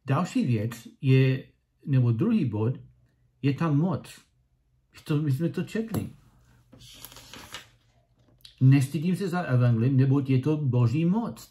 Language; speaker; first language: Czech; non-native, learner; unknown